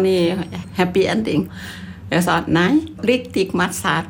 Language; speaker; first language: Swedish; non-native, learner; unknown